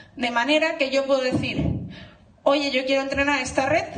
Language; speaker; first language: Spanish; native; Spanish